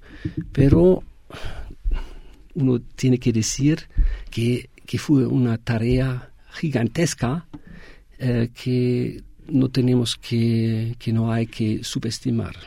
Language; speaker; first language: Spanish; non-native, fluent; German